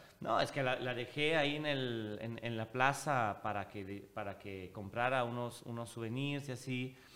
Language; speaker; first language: Spanish; non-native, fluent; Italian